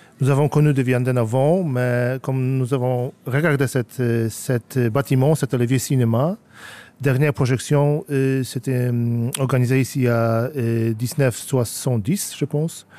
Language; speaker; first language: French; non-native, learner; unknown